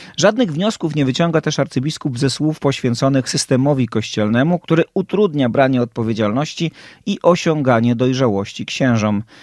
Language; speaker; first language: Polish; native; Polish